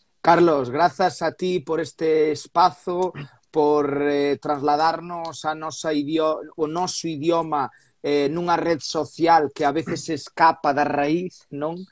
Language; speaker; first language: Galician; native; Galician